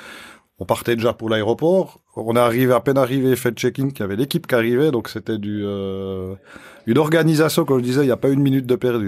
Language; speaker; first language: French; native; French